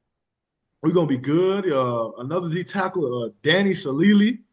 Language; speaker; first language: English; native; English